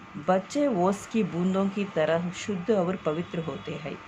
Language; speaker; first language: Hindi; non-native, local second language; Telugu